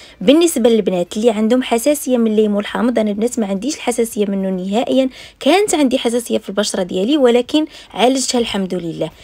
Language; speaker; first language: Arabic; native; Arabic